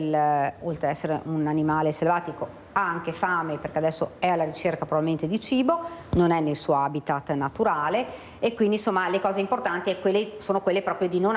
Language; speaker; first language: Italian; native; Italian